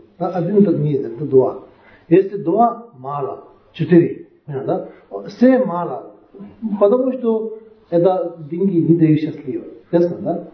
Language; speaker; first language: Russian; non-native, learner; Tibetan